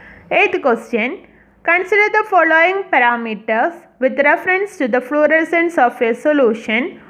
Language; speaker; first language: English; non-native, local second language; Malayalam